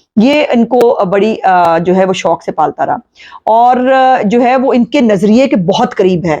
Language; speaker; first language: Urdu; non-native, local second language; Punjabi